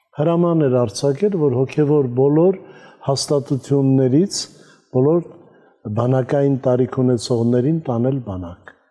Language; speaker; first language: Armenian; native; Armenian